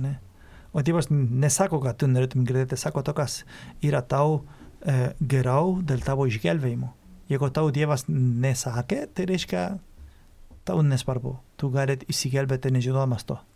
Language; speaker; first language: Lithuanian; non-native, fluent; Spanish